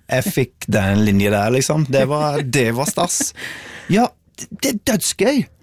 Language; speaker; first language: Norwegian; non-native, fluent; English